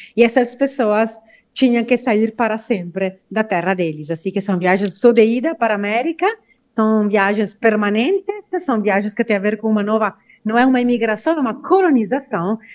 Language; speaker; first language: Portuguese; non-native, fluent; Italian